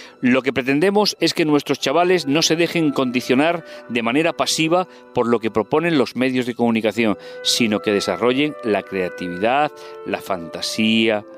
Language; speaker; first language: Spanish; native; Spanish